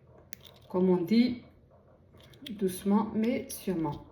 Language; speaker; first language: French; native; French